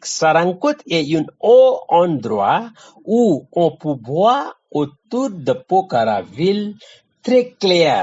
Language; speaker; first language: French; non-native, learner; Nepali